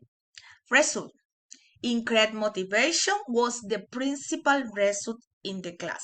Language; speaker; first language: English; non-native, learner; Spanish